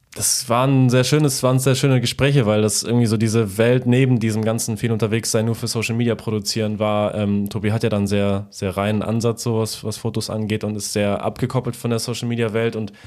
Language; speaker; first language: German; early bilingual, other home language; Polish